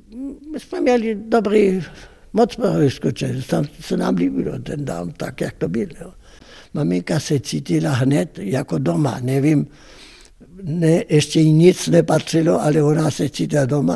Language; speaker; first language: Czech; non-native, fluent; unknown